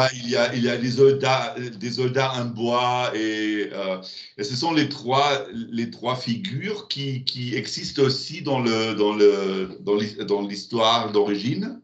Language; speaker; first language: French; non-native, learner; German